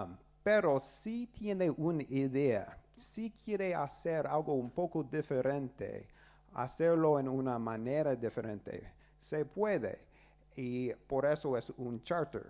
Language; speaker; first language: Spanish; non-native, learner; English